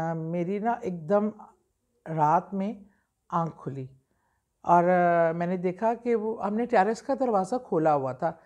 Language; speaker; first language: Urdu; native; Urdu